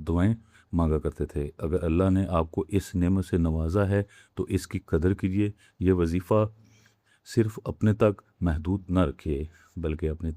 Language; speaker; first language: Urdu; native; Urdu